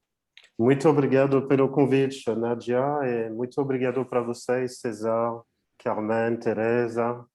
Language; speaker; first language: Portuguese; non-native, fluent; French